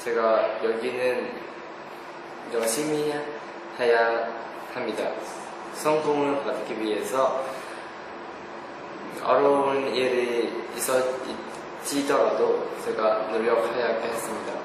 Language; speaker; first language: Korean; non-native, learner; Vietnamese